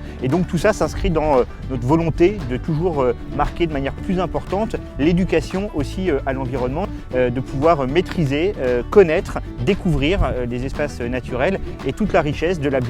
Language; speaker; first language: French; native; French